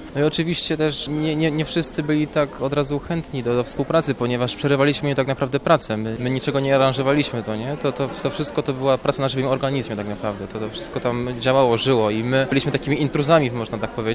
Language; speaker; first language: Polish; native; Polish